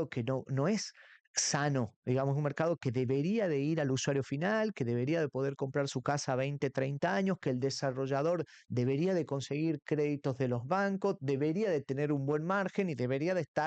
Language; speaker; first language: Spanish; native; Spanish